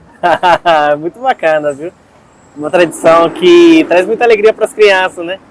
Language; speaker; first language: Portuguese; non-native, fluent; Spanish